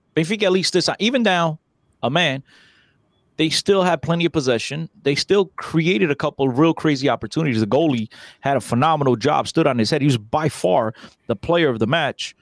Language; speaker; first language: English; early bilingual, other home language; Portuguese